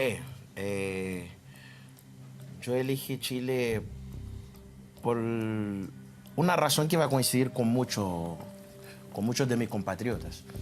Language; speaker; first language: Spanish; non-native, fluent; Haitian Creole